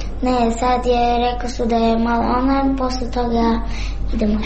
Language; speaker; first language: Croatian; non-native, learner; Persian